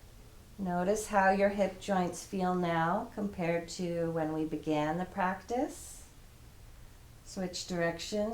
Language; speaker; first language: English; native; English